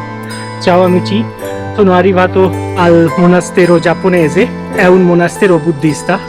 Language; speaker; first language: Italian; non-native, fluent; Bangla